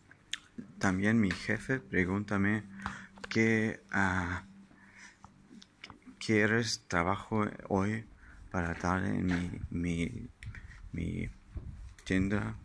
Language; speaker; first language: Spanish; non-native, learner; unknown